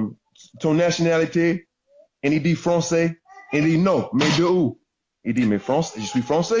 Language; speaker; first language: French; non-native, learner; English